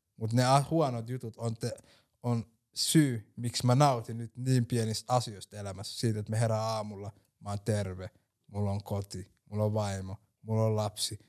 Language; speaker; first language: Finnish; early bilingual, other home language; Somali